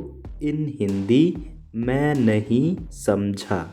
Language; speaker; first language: Hindi; non-native, local second language; Khasi